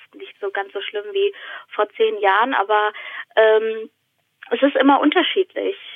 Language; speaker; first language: German; native; German